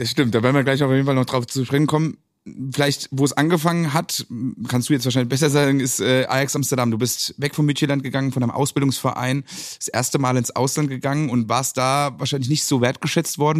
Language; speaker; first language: German; native; German